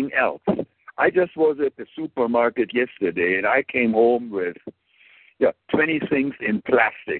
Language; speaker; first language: English; non-native, fluent; German